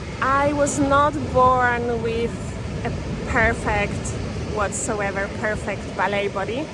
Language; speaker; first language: English; non-native, fluent; Polish